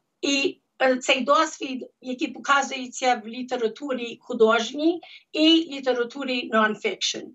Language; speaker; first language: Ukrainian; early bilingual, heritage; Ukrainian